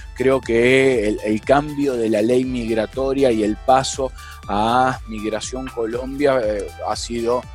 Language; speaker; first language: Spanish; native; Spanish